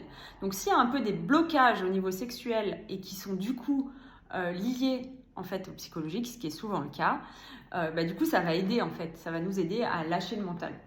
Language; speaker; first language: French; native; French